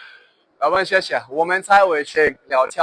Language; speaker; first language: Chinese; non-native, learner; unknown